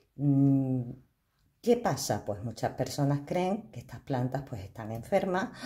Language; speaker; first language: Spanish; native; Spanish